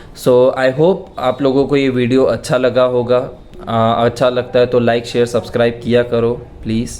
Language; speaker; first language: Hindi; non-native, local second language; Gujarati